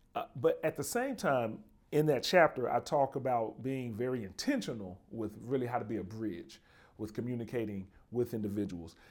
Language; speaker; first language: English; native; English